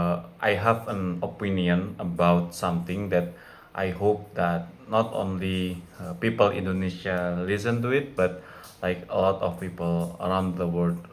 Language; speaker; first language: English; non-native, fluent; Indonesian